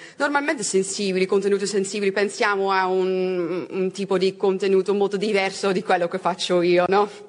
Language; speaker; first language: Italian; non-native, fluent; Dutch